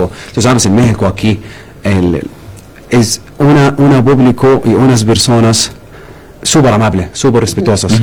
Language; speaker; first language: Spanish; non-native, learner; Arabic